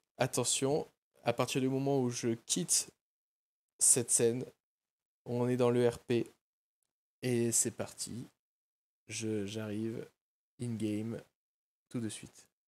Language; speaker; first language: French; native; French